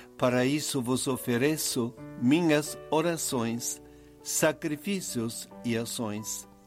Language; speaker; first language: Portuguese; non-native, fluent; Italian